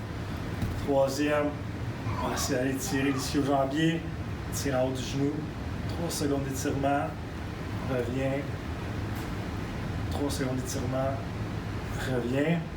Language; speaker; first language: French; native; French